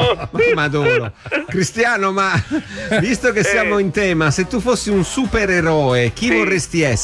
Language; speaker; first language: Italian; native; Italian